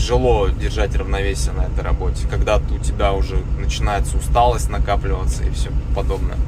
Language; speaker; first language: Russian; native; Russian